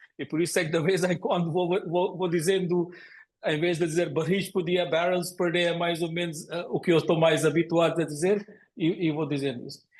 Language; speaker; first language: Portuguese; non-native, fluent; Konkani